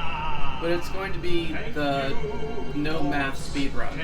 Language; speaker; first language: English; native; English